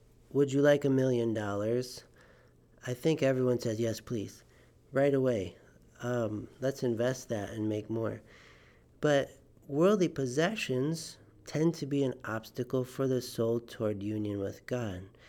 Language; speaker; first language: English; native; English